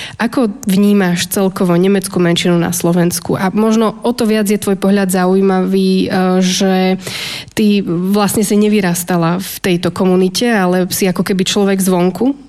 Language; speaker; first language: Slovak; native; Slovak